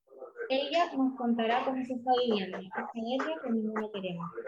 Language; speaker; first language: Spanish; native; Spanish